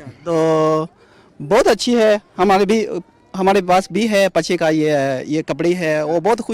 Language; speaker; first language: Hindi; non-native, learner; Chinese